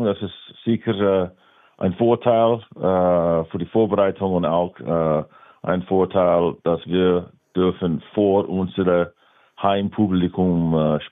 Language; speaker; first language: German; non-native, learner; English